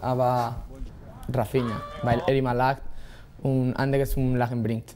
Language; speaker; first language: German; non-native, learner; Spanish